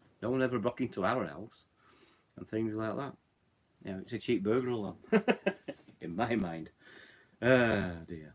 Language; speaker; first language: English; native; English